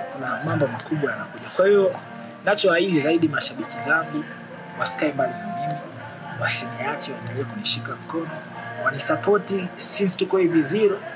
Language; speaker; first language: Swahili; native; Swahili